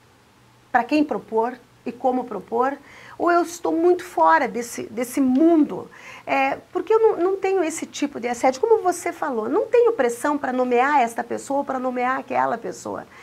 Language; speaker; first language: Portuguese; native; Portuguese